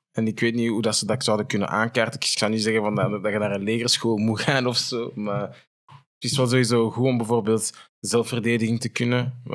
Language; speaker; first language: Dutch; native; Dutch